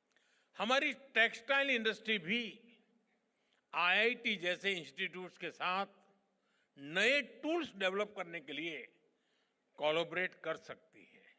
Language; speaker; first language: Hindi; non-native, local second language; Gujarati